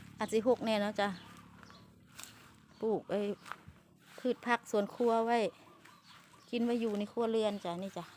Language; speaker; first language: Thai; non-native, local second language; Lao